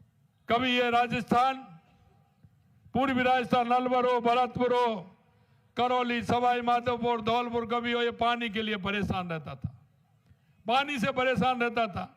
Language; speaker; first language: Hindi; native; Hindi